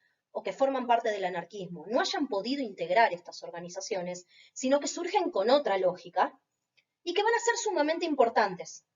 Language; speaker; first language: Spanish; native; Spanish